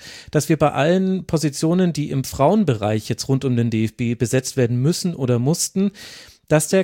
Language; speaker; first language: German; native; German